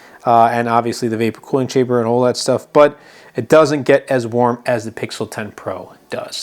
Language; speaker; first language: English; native; English